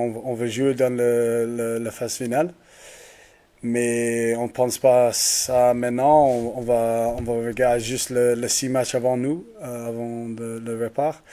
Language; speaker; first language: French; non-native, learner; English